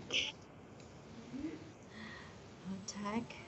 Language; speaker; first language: English; non-native, learner; Vietnamese